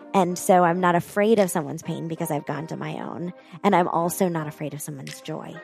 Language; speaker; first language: English; native; English